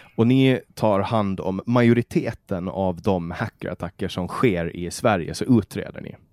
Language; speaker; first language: Swedish; native; Swedish